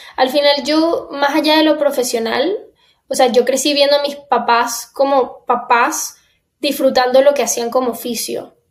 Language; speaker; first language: Spanish; native; Spanish